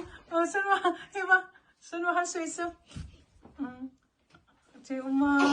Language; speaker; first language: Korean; non-native, learner; Filipino